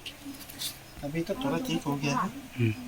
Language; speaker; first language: Hindi; non-native, local second language; Garo